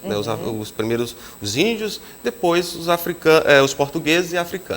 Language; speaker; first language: Portuguese; native; Portuguese